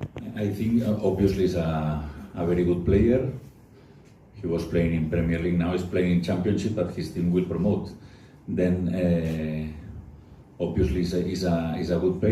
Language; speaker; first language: English; non-native, fluent; Spanish